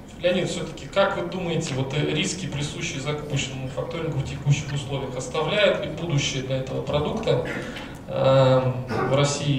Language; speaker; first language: Russian; native; Russian